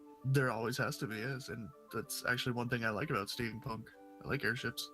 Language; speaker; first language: English; native; English